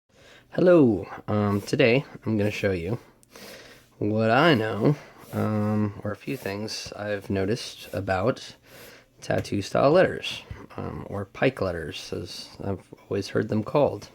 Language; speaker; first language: English; native; English